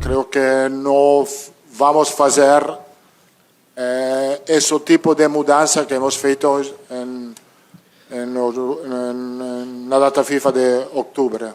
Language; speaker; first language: Portuguese; non-native, learner; Italian